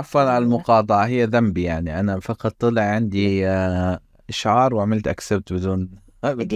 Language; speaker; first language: Arabic; native; Arabic